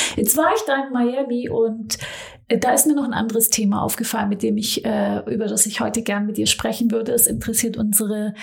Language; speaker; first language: German; native; German